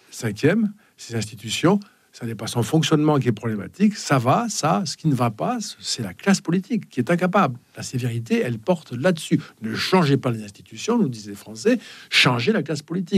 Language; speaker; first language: French; native; French